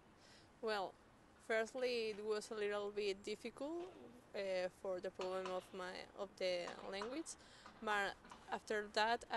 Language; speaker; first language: English; non-native, learner; Spanish